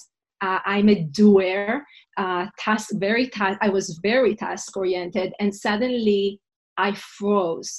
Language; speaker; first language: English; non-native, fluent; Hebrew